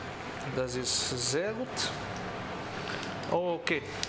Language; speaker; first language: German; non-native, learner; Italian